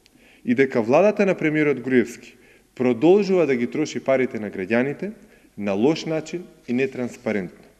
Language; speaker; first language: Macedonian; native; Macedonian